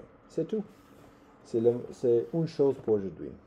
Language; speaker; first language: French; non-native, learner; English